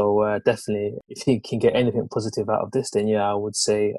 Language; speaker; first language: English; early bilingual, other home language; Lingala